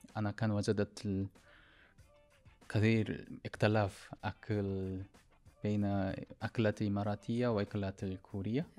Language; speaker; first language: Arabic; non-native, learner; Korean